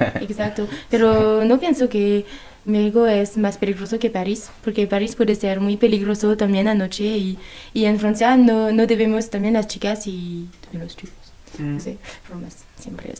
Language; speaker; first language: Spanish; non-native, learner; French